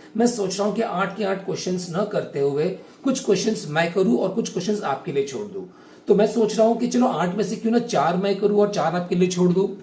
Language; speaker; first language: Hindi; native; Hindi